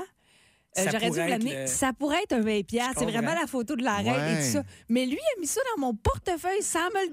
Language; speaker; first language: French; native; French